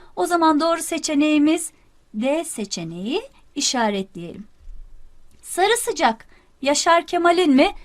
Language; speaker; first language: Turkish; native; Turkish